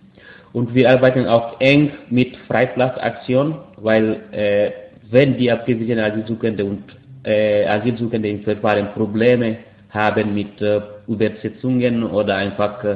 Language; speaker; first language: German; non-native, fluent; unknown